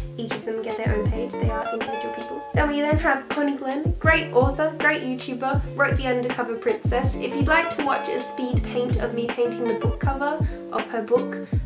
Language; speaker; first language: English; native; English